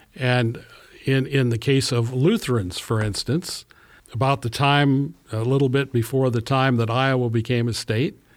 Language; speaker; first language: English; native; English